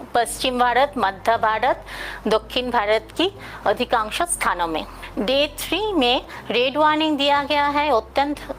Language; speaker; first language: Hindi; non-native, local second language; Bangla